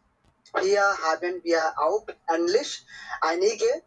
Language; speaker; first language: German; non-native, learner; Bangla